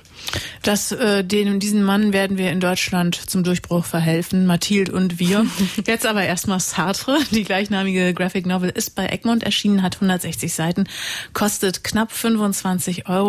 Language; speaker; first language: German; native; German